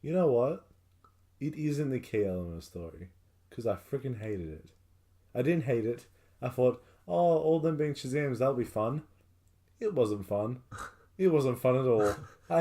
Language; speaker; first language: English; native; English